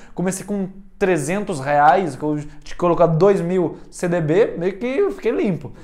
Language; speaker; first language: Portuguese; early bilingual, heritage; Portuguese